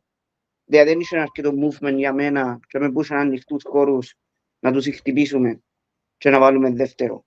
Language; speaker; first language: Greek; early bilingual, heritage; Greek